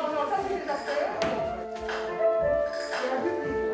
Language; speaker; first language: French; native; French